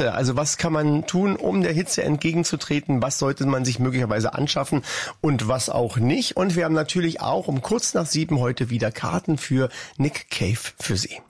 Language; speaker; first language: German; native; German